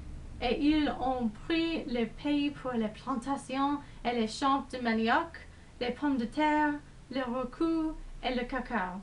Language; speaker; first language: French; non-native, learner; English